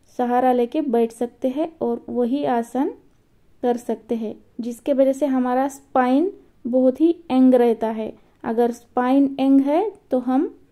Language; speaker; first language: Hindi; non-native, local second language; Marathi